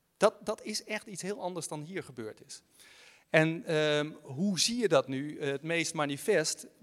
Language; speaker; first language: Dutch; native; Dutch